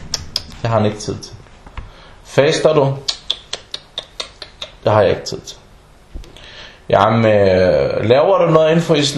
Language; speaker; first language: Danish; non-native, fluent; Arabic